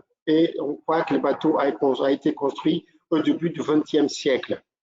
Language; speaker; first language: French; non-native, learner; Portuguese